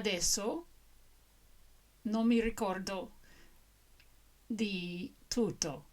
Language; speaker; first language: Italian; non-native, fluent; English